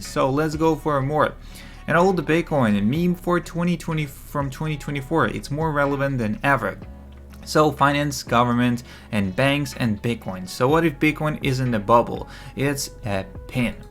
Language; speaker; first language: English; non-native, fluent; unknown